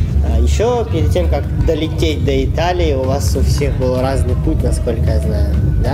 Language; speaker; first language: Russian; native; Russian